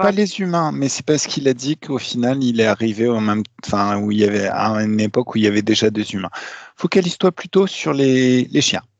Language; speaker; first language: French; native; French